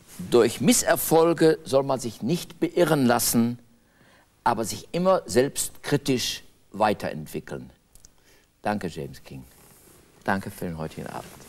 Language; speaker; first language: German; native; German